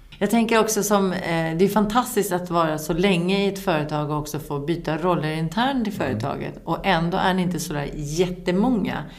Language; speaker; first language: Swedish; native; Swedish